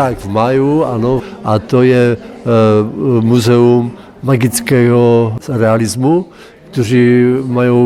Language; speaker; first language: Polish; non-native, learner; Czech